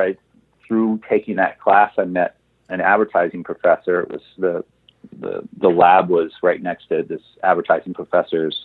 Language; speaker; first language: English; native; English